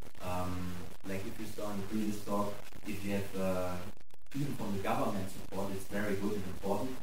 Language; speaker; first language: English; non-native, fluent; German